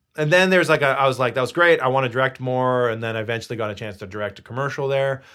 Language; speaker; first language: English; native; English